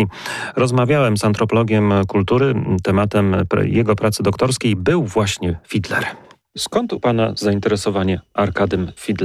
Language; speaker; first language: Polish; native; Polish